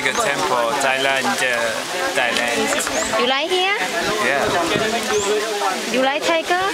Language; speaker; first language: English; non-native, learner; Thai